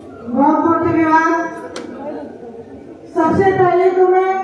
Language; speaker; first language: Hindi; native; Hindi